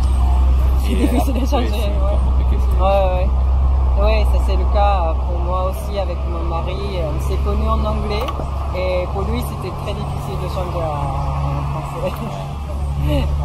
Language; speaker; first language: French; non-native, fluent; Japanese